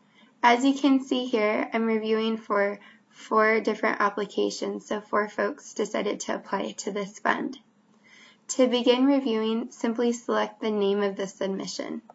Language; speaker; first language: English; native; English